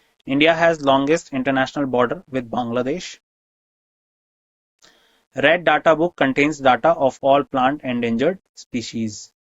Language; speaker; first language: English; non-native, local second language; Hindi